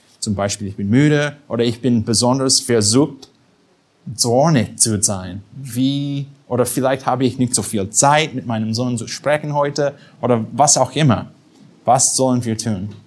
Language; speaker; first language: German; non-native, fluent; English